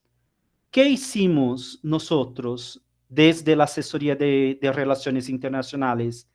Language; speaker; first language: Spanish; non-native, fluent; Portuguese